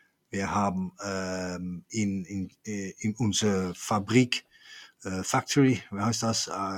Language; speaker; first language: German; non-native, fluent; Dutch